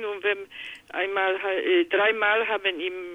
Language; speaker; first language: German; non-native, learner; Polish